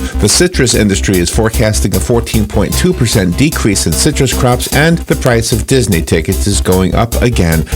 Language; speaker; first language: English; native; English